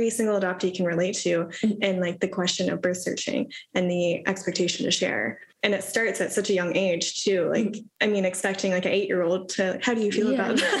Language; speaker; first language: English; native; English